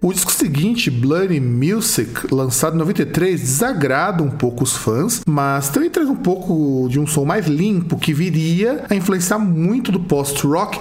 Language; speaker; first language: Portuguese; native; Portuguese